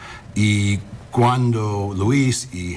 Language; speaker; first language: Spanish; early bilingual, heritage; Spanish